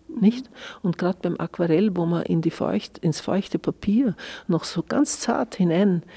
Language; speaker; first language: German; native; German